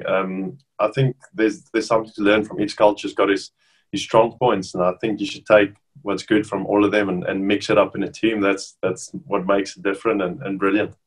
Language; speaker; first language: English; non-native, local second language; Afrikaans